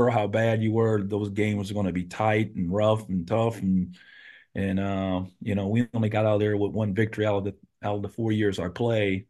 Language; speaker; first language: English; native; English